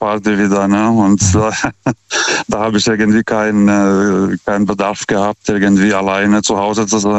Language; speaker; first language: German; non-native, fluent; Lithuanian